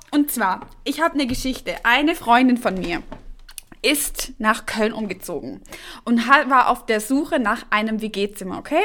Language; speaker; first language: German; native; German